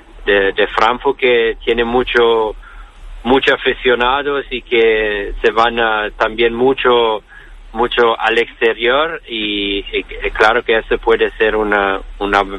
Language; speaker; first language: Spanish; non-native, learner; Italian